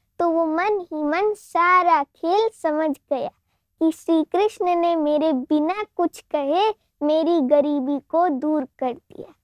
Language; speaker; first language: Hindi; non-native, local second language; Gujarati